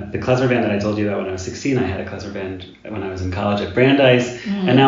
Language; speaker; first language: English; native; English